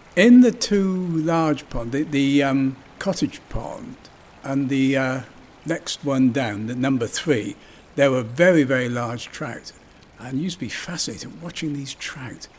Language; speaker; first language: English; native; English